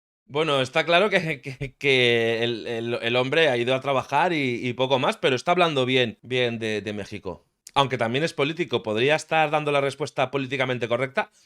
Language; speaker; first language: Spanish; native; Spanish